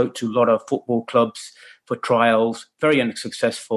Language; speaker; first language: English; native; English